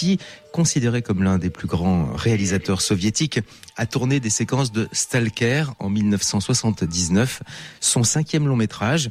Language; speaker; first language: French; native; French